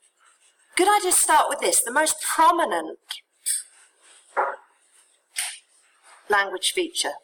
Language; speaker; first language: English; native; English